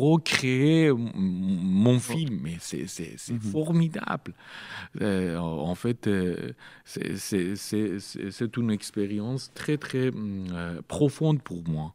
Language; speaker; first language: French; non-native, learner; Persian